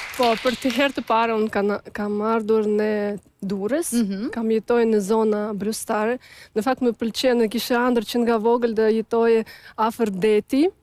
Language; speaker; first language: Albanian; non-native, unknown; Russian